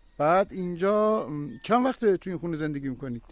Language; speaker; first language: Persian; native; Persian